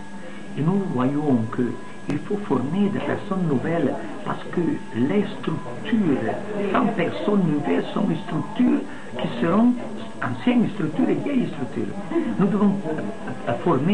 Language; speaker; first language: French; non-native, fluent; Italian